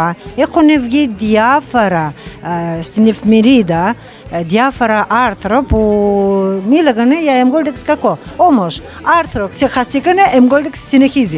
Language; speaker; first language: Greek; non-native, learner; Russian